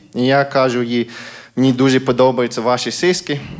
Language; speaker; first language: Ukrainian; non-native, fluent; English